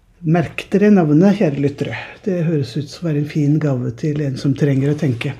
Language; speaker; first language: Norwegian; native; Norwegian